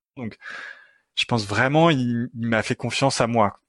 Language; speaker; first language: French; native; French